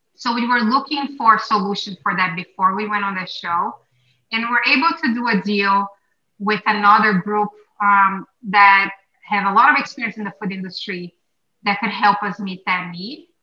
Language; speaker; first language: English; non-native, fluent; Portuguese